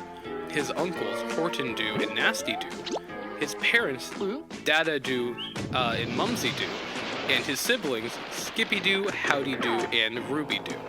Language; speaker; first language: English; native; English